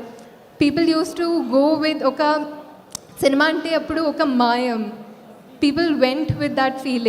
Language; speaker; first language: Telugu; non-native, fluent; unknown